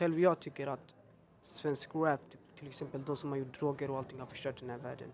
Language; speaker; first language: Swedish; early bilingual, other home language; Albanian